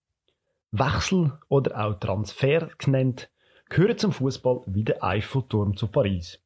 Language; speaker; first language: German; native; German